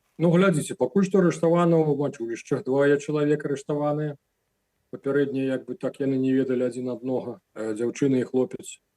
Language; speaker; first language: Belarusian; non-native, local second language; Russian